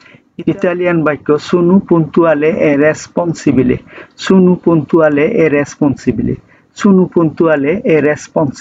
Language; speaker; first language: Italian; non-native, fluent; Bangla